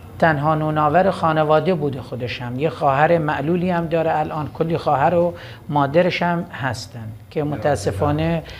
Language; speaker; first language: Persian; non-native, local second language; Arabic